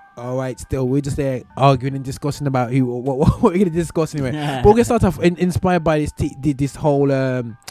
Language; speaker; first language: English; native; English